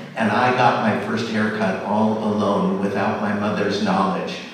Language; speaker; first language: English; native; English